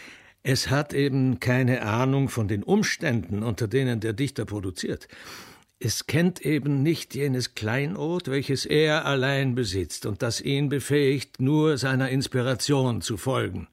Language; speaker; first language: German; native; German